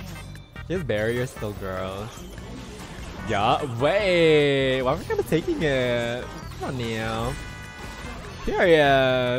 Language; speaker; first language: English; native; English